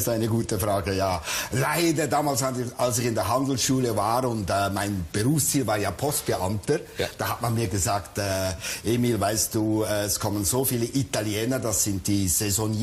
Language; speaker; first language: German; native; German